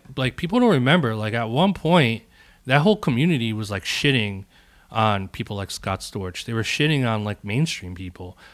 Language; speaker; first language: English; native; English